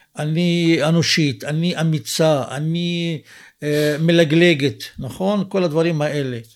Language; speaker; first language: Hebrew; non-native, local second language; Arabic